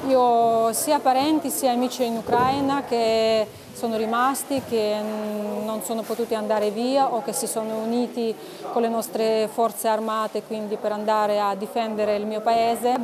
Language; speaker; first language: Italian; non-native, fluent; Ukrainian